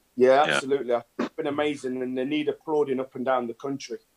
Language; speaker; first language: English; native; English